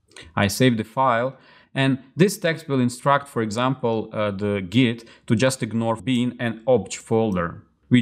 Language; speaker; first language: English; non-native, fluent; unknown